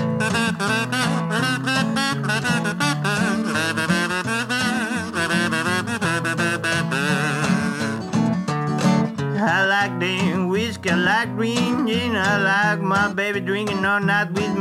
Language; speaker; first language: English; non-native, fluent; Spanish